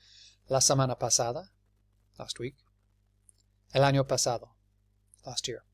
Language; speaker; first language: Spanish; non-native, fluent; English